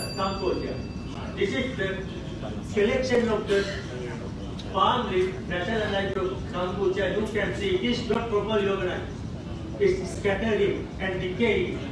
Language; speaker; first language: English; non-native, local second language; Sinhala